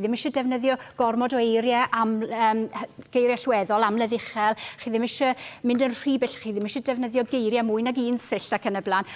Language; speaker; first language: Welsh; native; Welsh